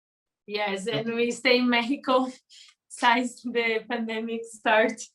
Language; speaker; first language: English; non-native, learner; Portuguese